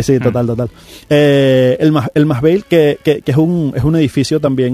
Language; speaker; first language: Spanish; native; Spanish